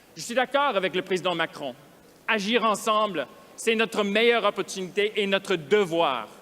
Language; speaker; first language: French; non-native, local second language; English